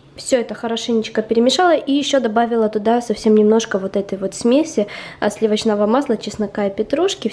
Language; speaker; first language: Russian; native; Russian